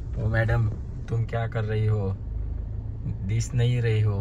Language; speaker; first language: Hindi; non-native, local second language; Marathi